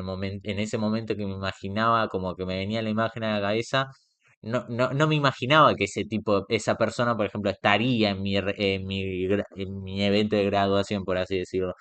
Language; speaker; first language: Spanish; native; Spanish